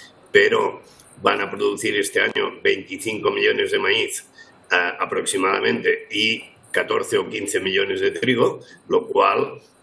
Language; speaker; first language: Spanish; native; Spanish